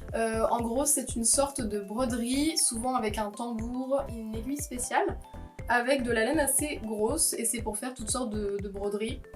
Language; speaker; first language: French; native; French